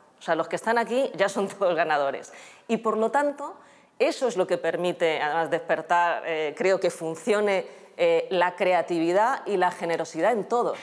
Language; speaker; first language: Spanish; native; Spanish